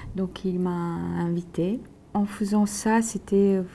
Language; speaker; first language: French; non-native, fluent; Korean